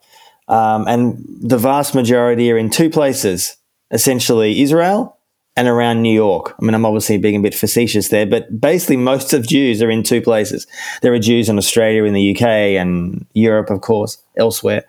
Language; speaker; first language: English; native; English